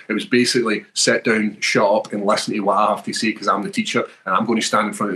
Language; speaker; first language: English; native; English